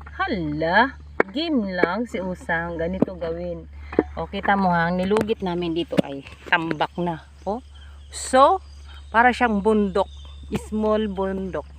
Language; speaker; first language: Filipino; non-native, local second language; Masbatenyo